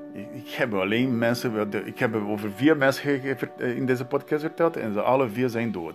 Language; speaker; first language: Dutch; non-native, learner; Portuguese